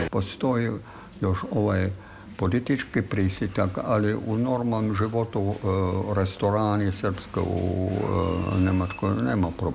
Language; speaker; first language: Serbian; non-native, fluent; German